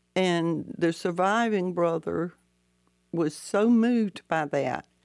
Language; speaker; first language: English; native; English